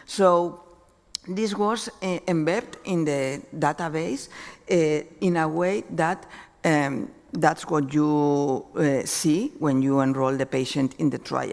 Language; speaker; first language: English; non-native, fluent; Spanish